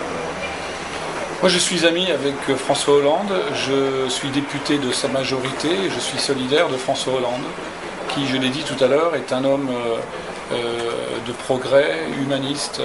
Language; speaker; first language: French; native; French